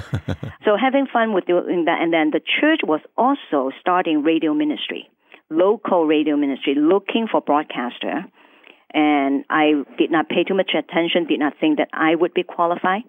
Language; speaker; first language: English; non-native, local second language; Cantonese